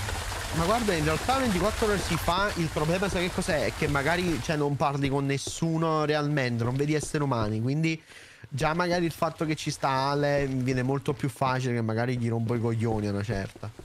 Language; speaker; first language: Italian; native; Italian